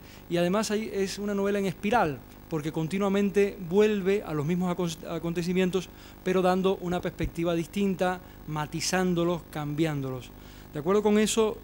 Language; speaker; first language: Spanish; native; Spanish